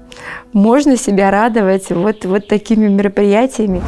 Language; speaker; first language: Russian; native; Russian